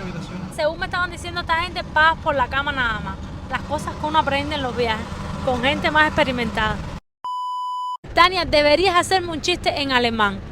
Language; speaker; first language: Spanish; native; Spanish